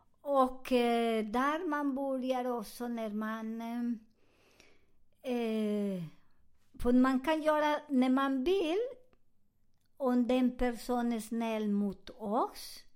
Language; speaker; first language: Swedish; non-native, learner; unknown